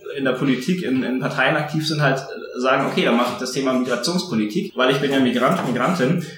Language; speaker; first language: German; native; German